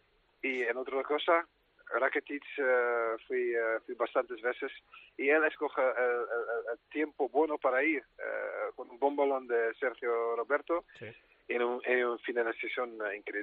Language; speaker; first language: Spanish; non-native, fluent; Dutch